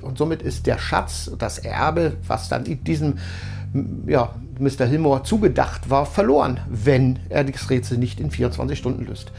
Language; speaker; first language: German; native; German